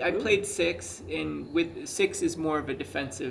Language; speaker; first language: English; native; English